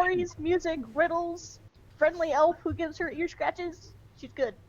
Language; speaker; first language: English; native; English